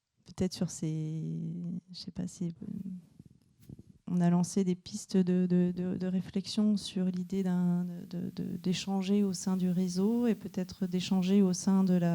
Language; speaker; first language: French; native; French